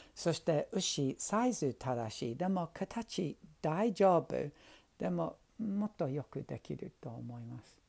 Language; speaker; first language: Japanese; non-native, learner; English